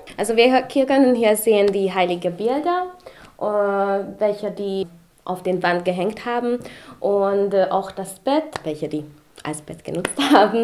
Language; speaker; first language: German; non-native, local second language; Hungarian